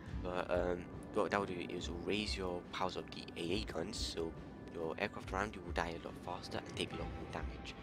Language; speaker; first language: English; native; English